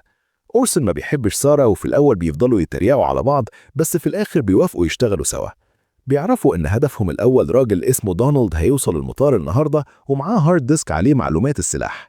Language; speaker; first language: Arabic; native; Arabic